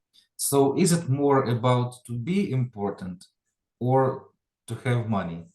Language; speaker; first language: English; non-native, fluent; Ukrainian